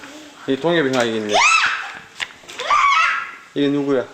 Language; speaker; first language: Korean; native; Korean